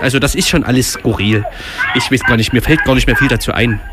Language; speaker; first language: German; native; German